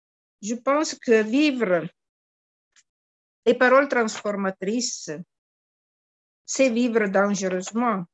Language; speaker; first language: French; non-native, fluent; Italian